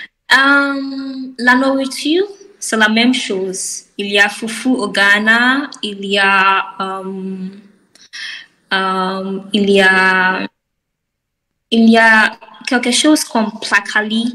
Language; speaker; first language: French; non-native, learner; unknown